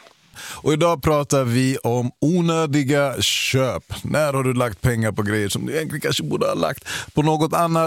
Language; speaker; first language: Swedish; native; Swedish